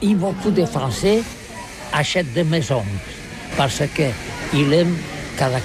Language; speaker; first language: French; non-native, learner; Catalan